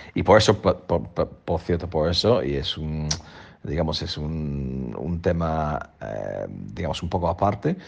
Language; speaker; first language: Spanish; non-native, fluent; English